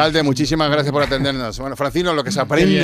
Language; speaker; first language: Spanish; native; Spanish